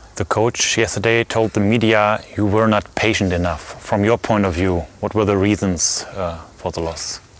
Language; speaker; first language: English; non-native, fluent; German